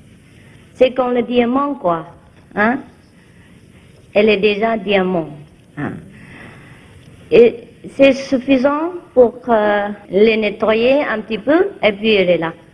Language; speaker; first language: French; non-native, fluent; Vietnamese